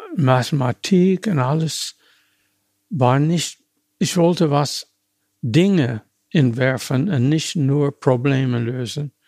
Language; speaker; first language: German; non-native, fluent; English